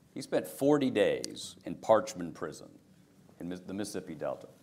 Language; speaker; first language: English; native; English